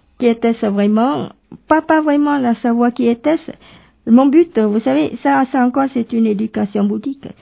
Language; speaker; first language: French; non-native, fluent; Khmer